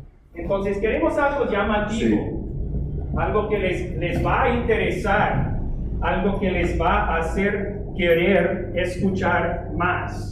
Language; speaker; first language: Spanish; non-native, fluent; English